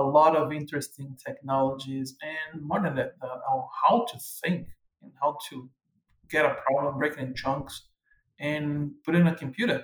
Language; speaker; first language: English; non-native, fluent; Portuguese